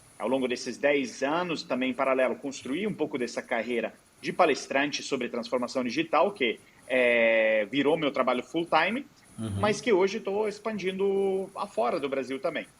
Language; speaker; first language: Portuguese; non-native, fluent; Italian